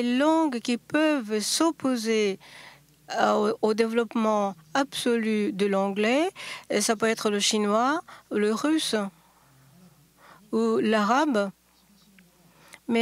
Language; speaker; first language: French; non-native, learner; Japanese